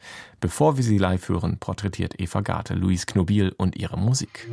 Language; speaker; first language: German; native; German